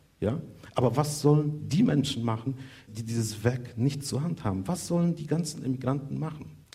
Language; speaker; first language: German; non-native, fluent; Polish